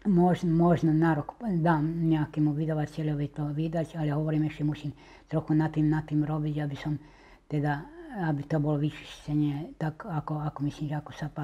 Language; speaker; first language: Slovak; native; Slovak